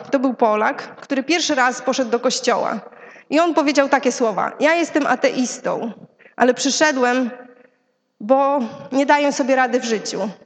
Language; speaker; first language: Polish; native; Polish